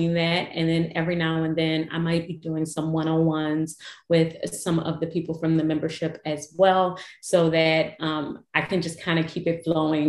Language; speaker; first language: English; native; English